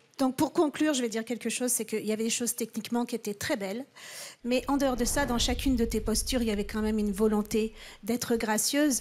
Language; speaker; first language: French; native; French